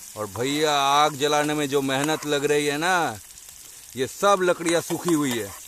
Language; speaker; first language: Hindi; non-native, local second language; Bangla